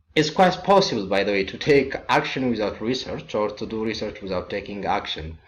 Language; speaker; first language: English; non-native, local second language; Amharic